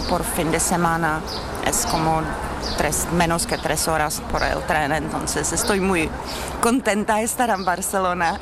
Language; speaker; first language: Spanish; non-native, fluent; Czech